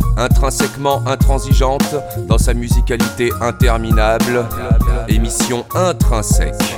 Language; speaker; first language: French; native; French